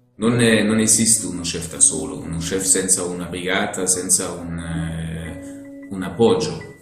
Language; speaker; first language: Italian; non-native, fluent; German